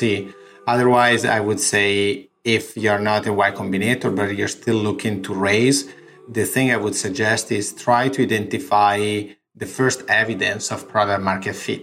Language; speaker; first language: English; non-native, fluent; Italian